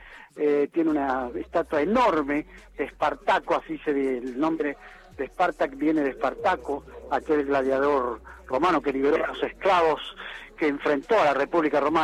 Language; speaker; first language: Spanish; native; Spanish